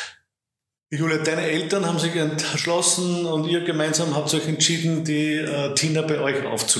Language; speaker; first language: German; native; German